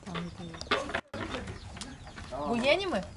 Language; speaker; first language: Turkish; non-native, learner; Russian